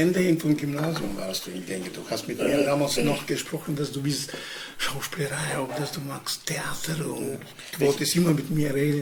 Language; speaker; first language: German; non-native, learner; Romany